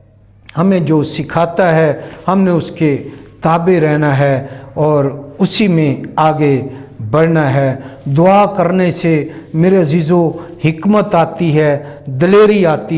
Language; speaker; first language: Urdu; non-native, local second language; Punjabi